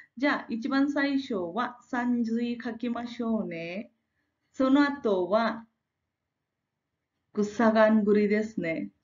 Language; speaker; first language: Japanese; non-native, fluent; Marathi